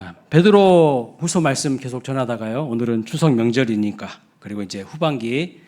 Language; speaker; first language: Korean; native; Korean